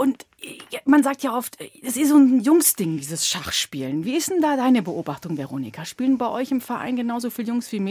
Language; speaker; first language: German; native; German